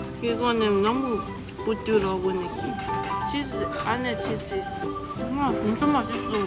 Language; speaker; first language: Korean; non-native, learner; Cantonese